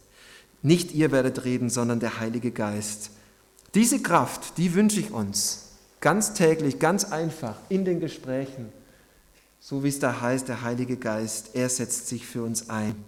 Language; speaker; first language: German; native; German